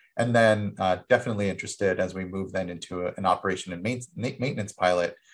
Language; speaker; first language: English; early bilingual, other home language; Spanish